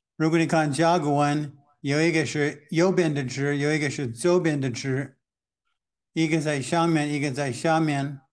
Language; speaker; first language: Chinese; non-native, fluent; English